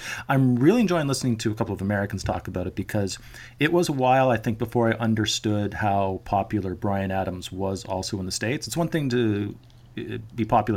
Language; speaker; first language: English; native; English